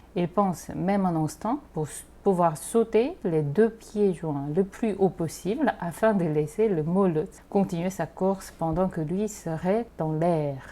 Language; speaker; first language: French; non-native, fluent; Korean